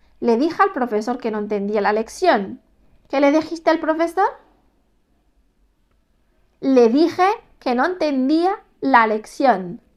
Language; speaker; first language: Spanish; non-native, fluent; Arabic